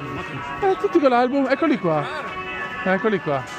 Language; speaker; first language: Italian; native; Italian